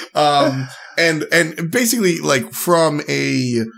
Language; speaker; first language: English; native; English